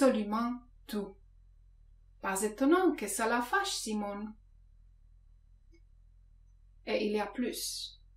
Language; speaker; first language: French; non-native, fluent; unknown